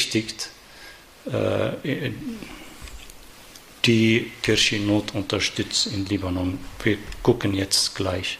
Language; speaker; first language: German; non-native, fluent; Arabic